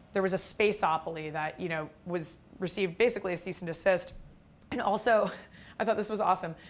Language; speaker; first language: English; native; English